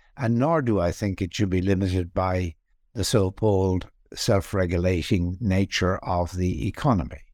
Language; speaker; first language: English; native; English